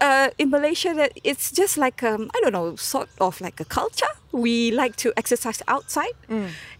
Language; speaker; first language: English; non-native, local second language; Malay